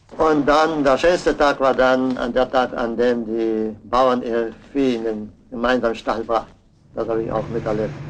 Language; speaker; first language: German; non-native, local second language; Upper Sorbian